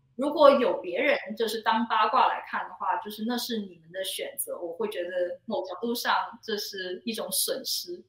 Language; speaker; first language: Chinese; non-native, local second language; Cantonese